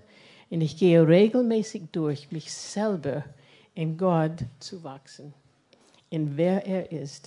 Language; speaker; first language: German; non-native, fluent; English